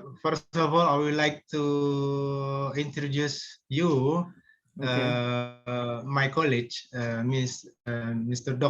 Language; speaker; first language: English; non-native, fluent; Indonesian